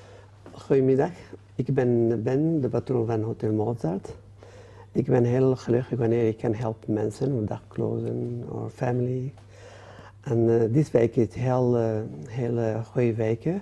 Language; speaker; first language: Dutch; non-native, learner; Arabic